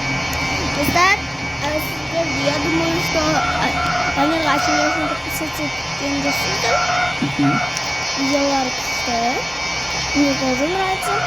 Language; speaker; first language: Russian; non-native, local second language; Kazakh